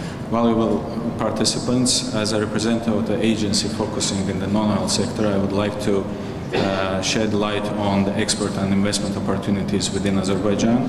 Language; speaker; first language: English; non-native, fluent; Azerbaijani